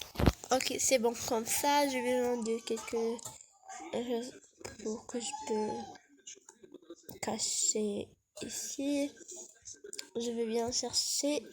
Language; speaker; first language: French; non-native, learner; Arabic